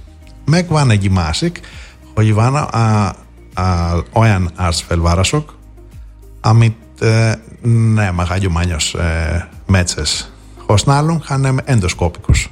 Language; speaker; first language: Hungarian; non-native, fluent; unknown